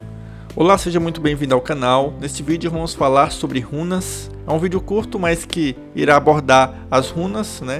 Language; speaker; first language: Portuguese; native; Portuguese